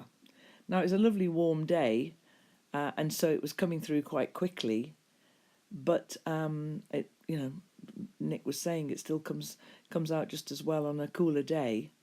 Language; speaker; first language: English; native; English